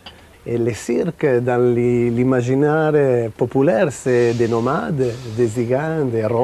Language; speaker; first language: French; non-native, fluent; Italian